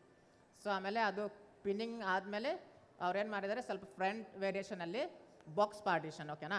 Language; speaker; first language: Kannada; non-native, learner; Bangla